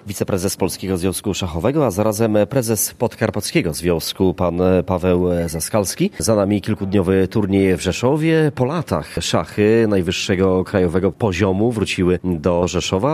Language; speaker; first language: Polish; native; Polish